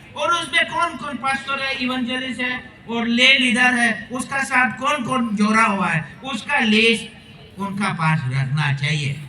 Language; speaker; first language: Hindi; non-native, local second language; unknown